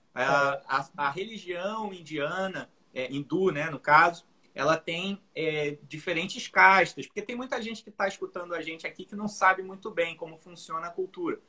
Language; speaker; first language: Portuguese; native; Portuguese